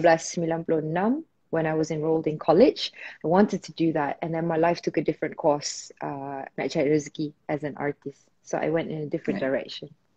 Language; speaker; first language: English; non-native, local second language; Malay